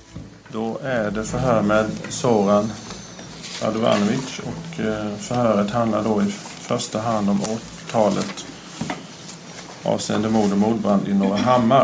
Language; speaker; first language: Swedish; native; Swedish